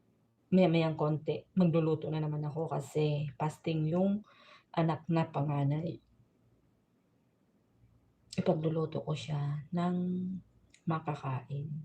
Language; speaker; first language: Filipino; non-native, local second language; Bikol